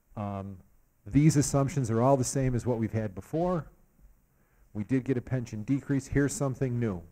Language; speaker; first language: English; native; English